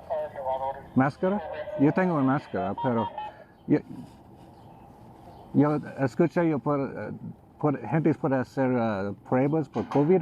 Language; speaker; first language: Spanish; non-native, learner; English